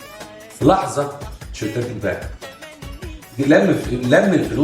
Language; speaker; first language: Arabic; native; Arabic